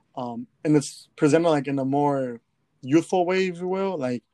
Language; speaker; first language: English; early bilingual, other home language; Spanish